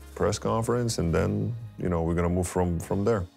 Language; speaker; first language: English; non-native, fluent; Lithuanian